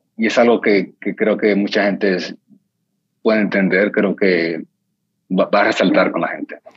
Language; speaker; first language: Spanish; native; Spanish